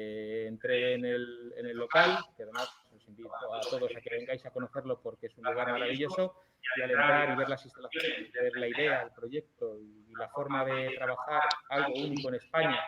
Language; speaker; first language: Spanish; native; Spanish